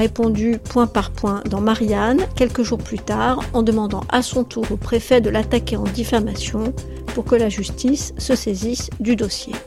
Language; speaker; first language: French; native; French